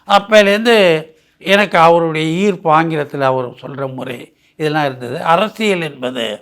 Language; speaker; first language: Tamil; native; Tamil